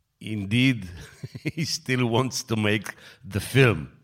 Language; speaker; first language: English; non-native, fluent; Hebrew